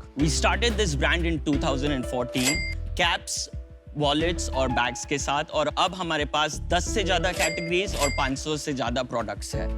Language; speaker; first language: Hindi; early bilingual, heritage; Hindi